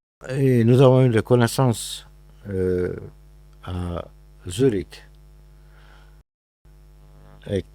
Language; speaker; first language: French; non-native, fluent; Hungarian